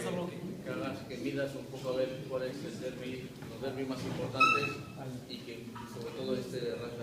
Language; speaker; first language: Spanish; non-native, fluent; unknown